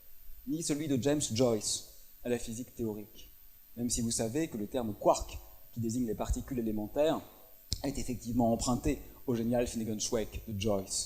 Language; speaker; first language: French; native; French